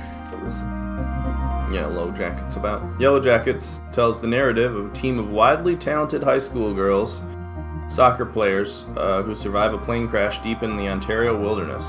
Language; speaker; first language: English; native; English